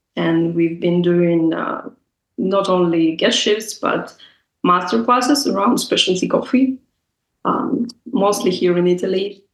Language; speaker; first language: English; non-native, fluent; Russian